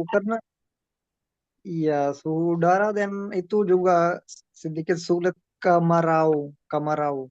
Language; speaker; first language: Indonesian; non-native, learner; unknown